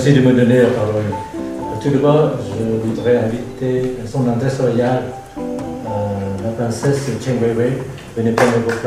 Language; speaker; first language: French; non-native, fluent; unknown